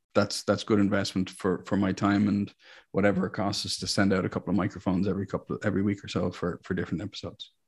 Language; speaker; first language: English; native; English